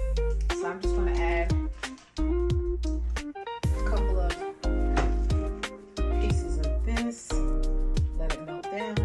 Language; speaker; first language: English; native; English